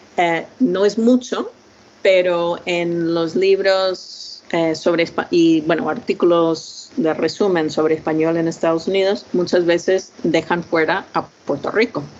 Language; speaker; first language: Spanish; non-native, fluent; English